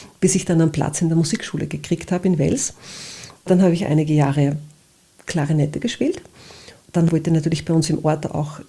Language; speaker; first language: German; native; German